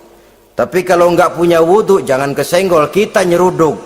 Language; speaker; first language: Indonesian; native; Indonesian